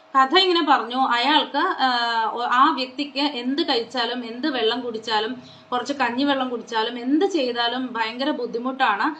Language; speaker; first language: Malayalam; non-native, local second language; Konkani